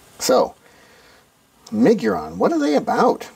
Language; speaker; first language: English; native; English